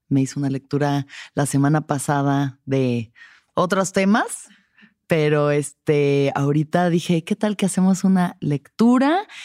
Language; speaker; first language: Spanish; native; Spanish